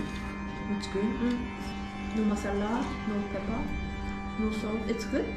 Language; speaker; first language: English; non-native, learner; Korean